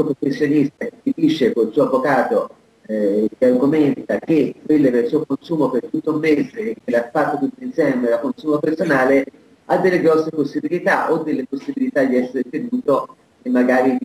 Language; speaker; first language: Italian; native; Italian